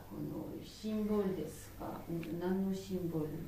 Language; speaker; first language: Japanese; non-native, fluent; French